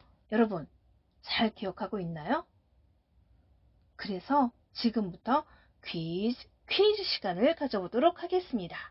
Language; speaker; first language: Korean; native; Korean